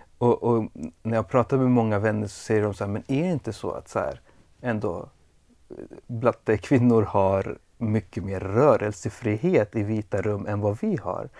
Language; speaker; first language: Swedish; early bilingual, other home language; Persian